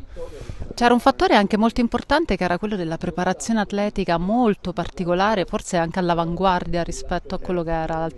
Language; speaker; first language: Italian; native; Italian